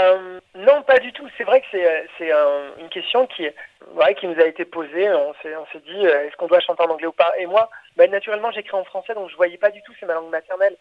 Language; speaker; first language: French; native; French